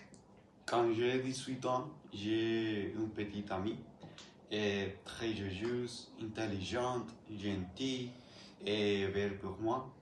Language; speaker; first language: French; non-native, learner; Spanish